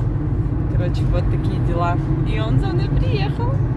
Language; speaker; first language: Russian; native; Russian